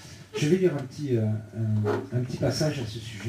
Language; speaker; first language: French; native; French